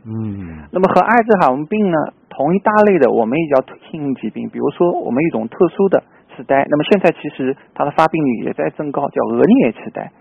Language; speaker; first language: Chinese; native; Chinese